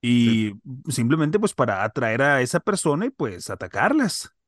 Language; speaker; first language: Spanish; native; Spanish